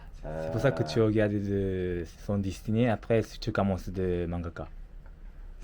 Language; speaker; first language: French; non-native, learner; Japanese